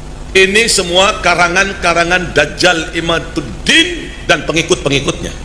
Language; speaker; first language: Indonesian; native; Indonesian